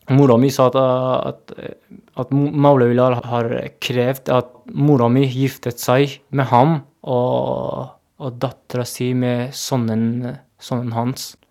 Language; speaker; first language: Norwegian; non-native, fluent; Persian